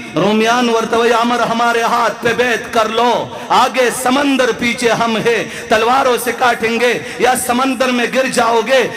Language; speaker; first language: Urdu; non-native, local second language; Pashto